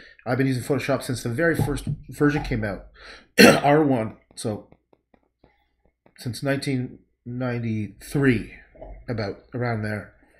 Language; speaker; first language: English; native; English